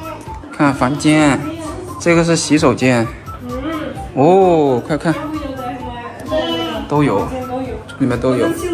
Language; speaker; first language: Chinese; native; Chinese